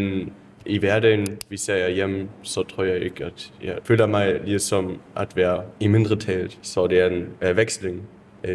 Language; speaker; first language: Danish; early bilingual, heritage; German